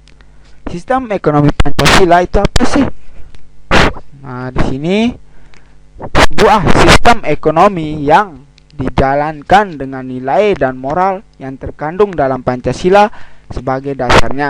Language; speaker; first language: Indonesian; native; Indonesian